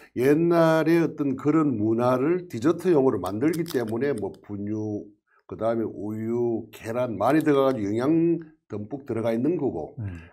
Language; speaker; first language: Korean; native; Korean